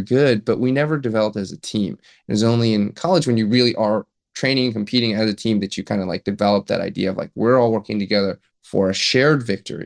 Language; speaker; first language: English; native; English